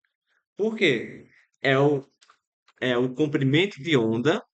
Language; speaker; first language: Portuguese; native; Portuguese